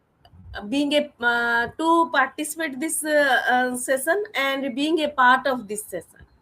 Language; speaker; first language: English; non-native, learner; Odia